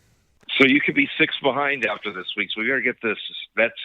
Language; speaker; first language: English; native; English